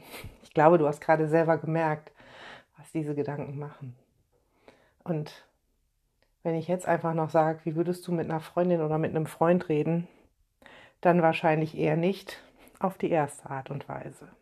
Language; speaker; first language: German; native; German